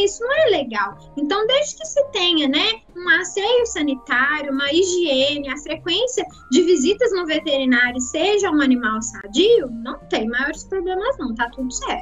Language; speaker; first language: Portuguese; native; Portuguese